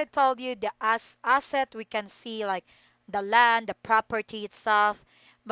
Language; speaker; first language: English; non-native, fluent; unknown